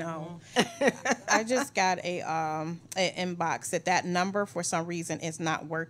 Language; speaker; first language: English; native; English